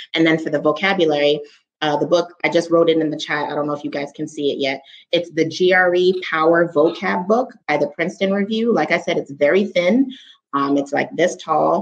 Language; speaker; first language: English; native; English